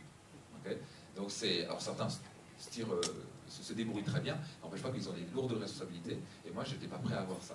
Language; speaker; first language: French; native; French